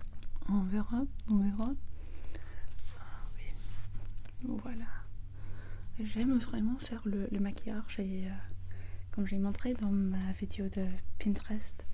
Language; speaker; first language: French; non-native, learner; English